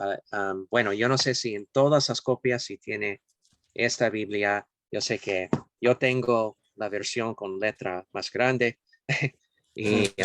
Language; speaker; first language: Spanish; non-native, fluent; English